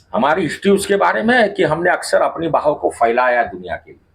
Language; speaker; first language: Hindi; non-native, local second language; Marathi